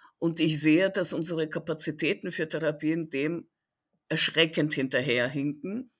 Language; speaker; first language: German; early bilingual, other home language; Russian